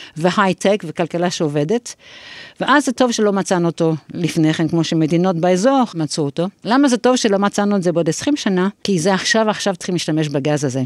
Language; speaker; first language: Hebrew; non-native, fluent; English